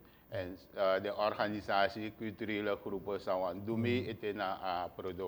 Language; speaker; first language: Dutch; non-native, local second language; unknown